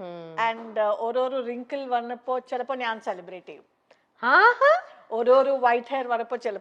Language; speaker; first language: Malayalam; non-native, local second language; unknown